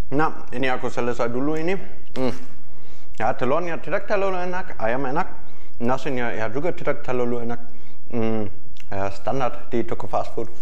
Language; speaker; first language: Indonesian; non-native, fluent; German